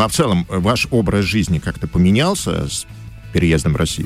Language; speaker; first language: Russian; native; Russian